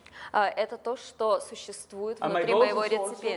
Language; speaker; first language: Russian; native; Russian